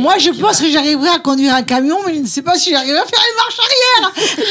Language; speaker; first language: French; native; French